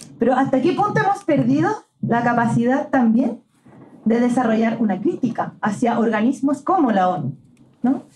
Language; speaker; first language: Spanish; native; Spanish